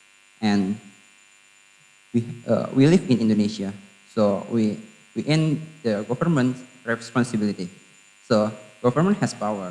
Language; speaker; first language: English; non-native, learner; Indonesian